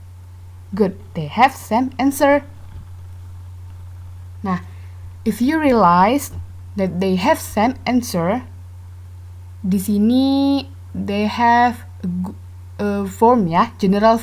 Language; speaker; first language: English; non-native, learner; Indonesian